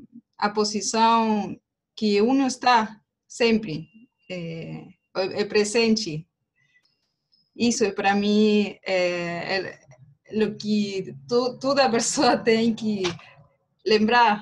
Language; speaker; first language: Portuguese; non-native, learner; Spanish